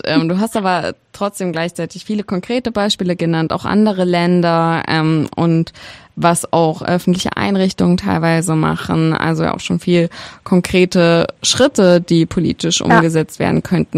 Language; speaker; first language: German; native; German